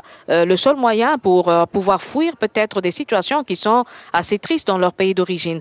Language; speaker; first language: French; native; French